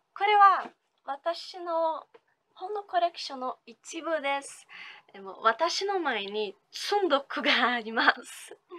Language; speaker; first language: Japanese; non-native, learner; Portuguese